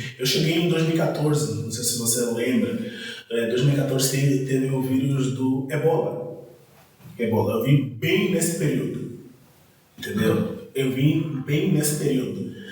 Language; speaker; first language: Portuguese; non-native, local second language; Kongo